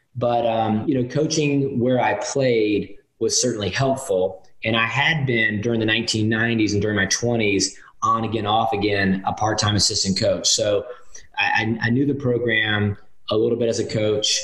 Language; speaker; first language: English; native; English